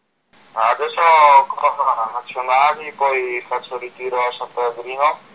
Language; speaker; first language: Italian; non-native, learner; Slovak